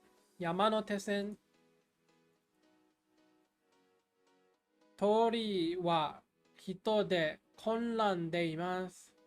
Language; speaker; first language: Japanese; non-native, learner; English